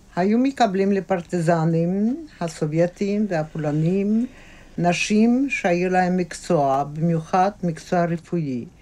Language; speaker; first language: Hebrew; non-native, fluent; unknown